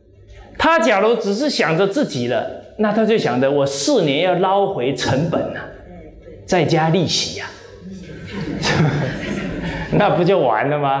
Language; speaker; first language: Chinese; native; Chinese